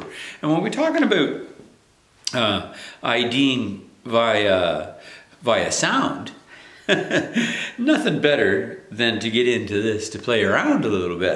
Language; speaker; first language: English; native; English